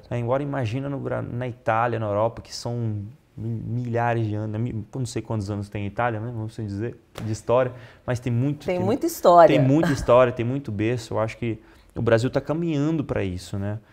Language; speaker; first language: Portuguese; non-native, fluent; Italian